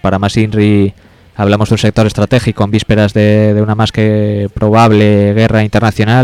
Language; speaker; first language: Spanish; native; Spanish